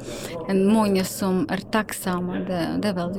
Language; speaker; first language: Swedish; non-native, learner; Ukrainian